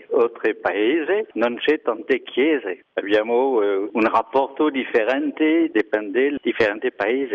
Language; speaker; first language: Italian; non-native, learner; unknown